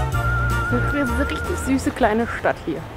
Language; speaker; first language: German; native; German